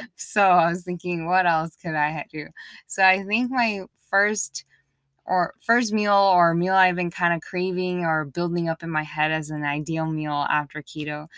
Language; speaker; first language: English; native; English